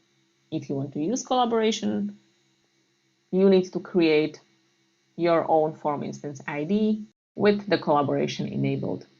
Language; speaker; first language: English; non-native, fluent; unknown